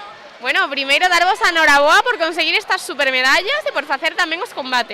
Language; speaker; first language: Galician; native; Galician